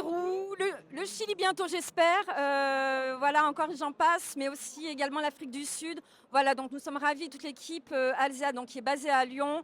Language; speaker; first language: French; native; French